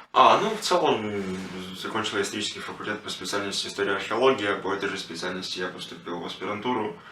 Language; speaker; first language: Russian; non-native, local second language; Ukrainian